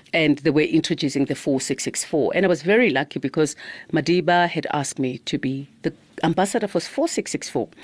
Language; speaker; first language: English; non-native, local second language; Zulu